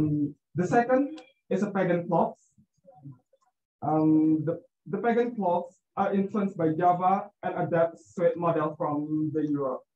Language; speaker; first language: English; non-native, learner; Indonesian